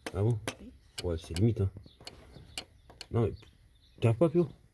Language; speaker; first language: French; native; French